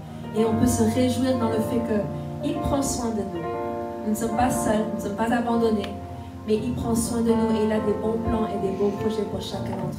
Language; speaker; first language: French; native; French